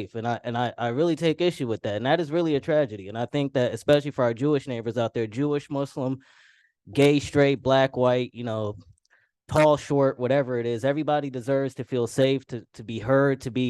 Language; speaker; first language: English; non-native, fluent; Arabic